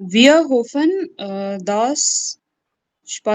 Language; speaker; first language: German; non-native, learner; Urdu